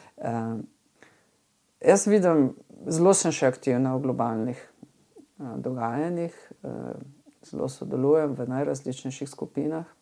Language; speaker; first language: Slovenian; native; Slovenian